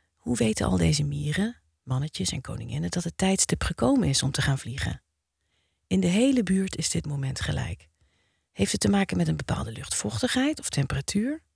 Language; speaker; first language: Dutch; native; Dutch